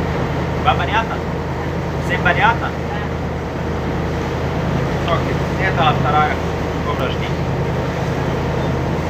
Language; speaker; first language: Russian; non-native, learner; Arabic